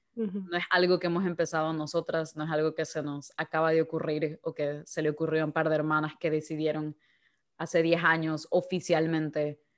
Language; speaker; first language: Spanish; native; Spanish